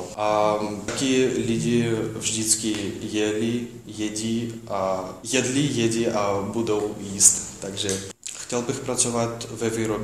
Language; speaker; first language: Czech; non-native, learner; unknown